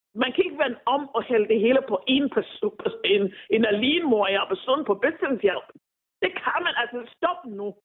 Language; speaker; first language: Danish; non-native, fluent; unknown